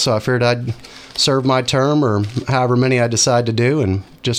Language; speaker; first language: English; native; English